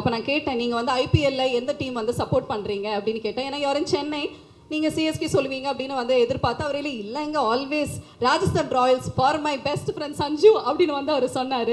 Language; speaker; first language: Tamil; native; Tamil